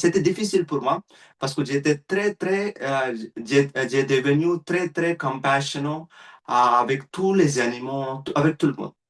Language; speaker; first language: French; non-native, learner; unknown